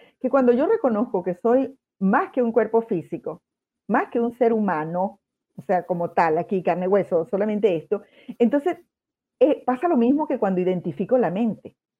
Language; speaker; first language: Spanish; native; Spanish